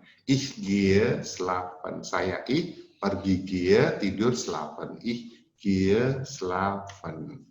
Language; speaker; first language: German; non-native, fluent; Indonesian